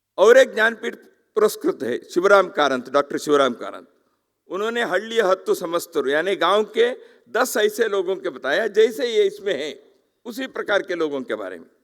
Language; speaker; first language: Hindi; non-native, local second language; Kannada